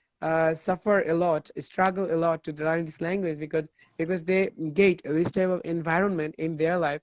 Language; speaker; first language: English; non-native, fluent; Bangla